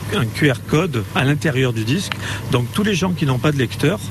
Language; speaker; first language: French; native; French